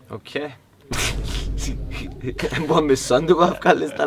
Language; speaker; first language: Greek; native; Greek